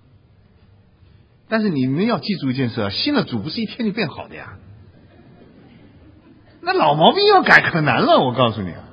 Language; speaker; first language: Chinese; native; Chinese